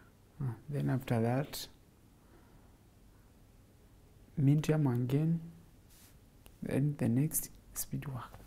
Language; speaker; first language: English; non-native, local second language; Kamba